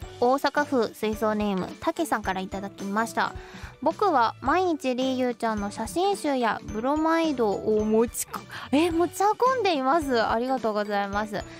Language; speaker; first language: Japanese; non-native, fluent; Chinese